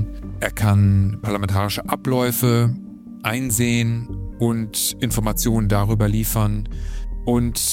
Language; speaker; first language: German; native; German